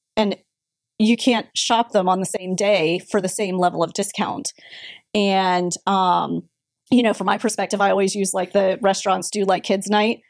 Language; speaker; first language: English; native; English